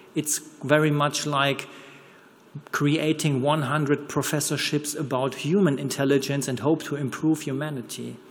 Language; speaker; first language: English; non-native, fluent; German